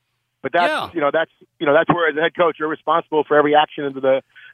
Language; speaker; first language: English; native; English